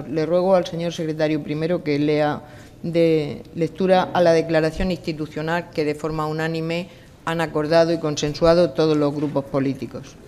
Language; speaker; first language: Spanish; native; Spanish